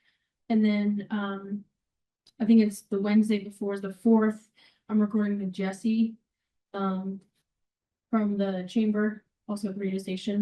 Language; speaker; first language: English; native; English